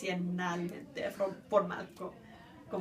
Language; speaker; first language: Spanish; early bilingual, other home language; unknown